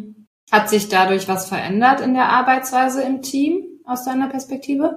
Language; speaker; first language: German; native; German